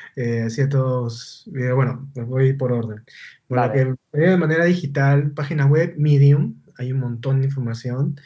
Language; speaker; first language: Spanish; native; Spanish